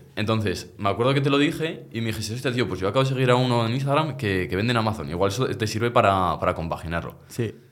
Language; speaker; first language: Spanish; native; Spanish